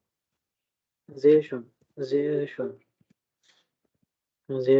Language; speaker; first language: German; non-native, fluent; Urdu